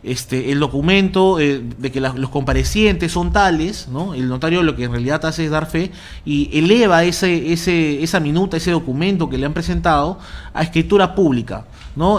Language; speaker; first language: Spanish; native; Spanish